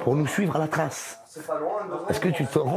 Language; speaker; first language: French; native; French